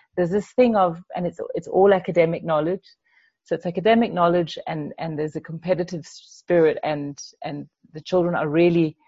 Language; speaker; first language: English; non-native, fluent; Danish